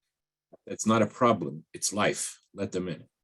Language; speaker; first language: English; native; English